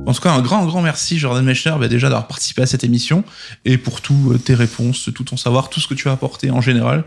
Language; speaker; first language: French; native; French